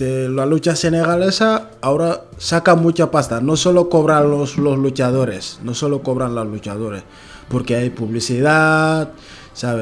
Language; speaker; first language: Spanish; non-native, learner; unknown